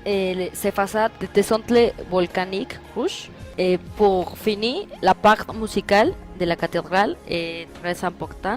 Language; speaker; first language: French; non-native, learner; Spanish